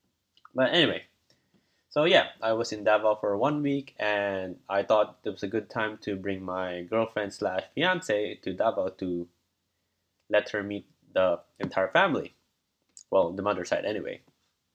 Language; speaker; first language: English; non-native, local second language; Cebuano